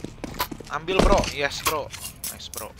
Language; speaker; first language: English; non-native, learner; Indonesian